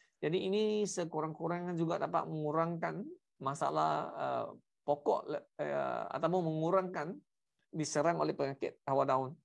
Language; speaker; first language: Malay; non-native, local second language; Chinese